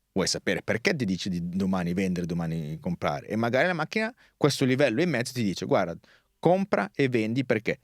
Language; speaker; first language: Italian; native; Italian